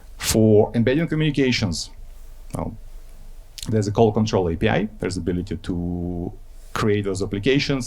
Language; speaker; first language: English; non-native, fluent; Ukrainian